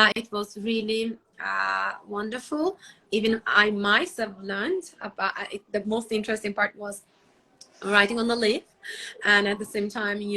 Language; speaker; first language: English; non-native, fluent; Azerbaijani